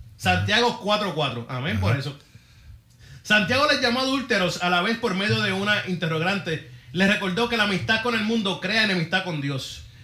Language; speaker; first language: Spanish; early bilingual, heritage; Spanish